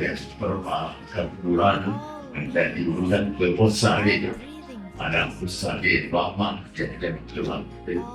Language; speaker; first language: Indonesian; non-native, learner; Thai